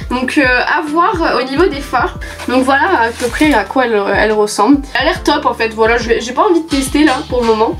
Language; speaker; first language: French; native; French